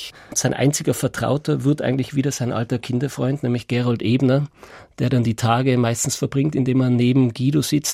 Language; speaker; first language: German; native; German